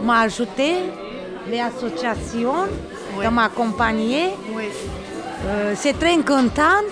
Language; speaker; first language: French; non-native, learner; Romanian